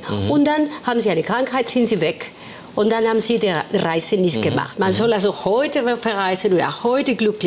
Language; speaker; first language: German; non-native, fluent; Spanish